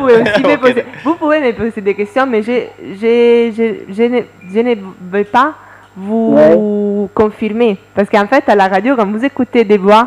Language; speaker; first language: French; non-native, fluent; Italian